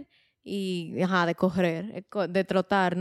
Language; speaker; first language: Spanish; native; Spanish